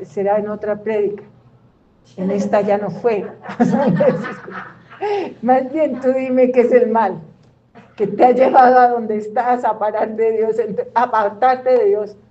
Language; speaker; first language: Spanish; native; Spanish